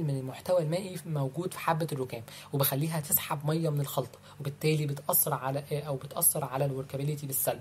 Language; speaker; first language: Arabic; native; Arabic